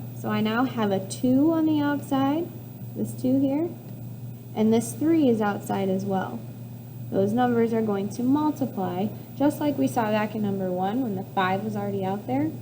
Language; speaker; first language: English; native; English